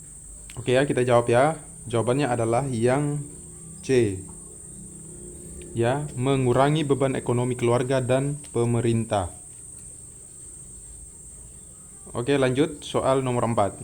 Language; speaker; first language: Indonesian; native; Indonesian